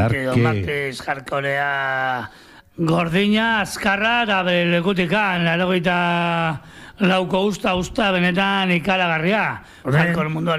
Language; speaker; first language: Basque; native; Basque